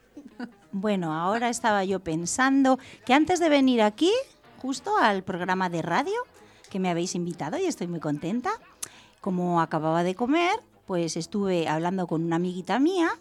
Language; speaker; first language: Spanish; native; Spanish